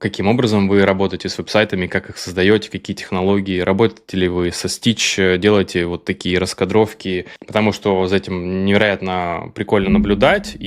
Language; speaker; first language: Russian; native; Russian